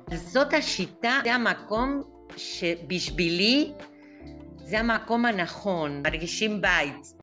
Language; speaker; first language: Hebrew; non-native, fluent; Russian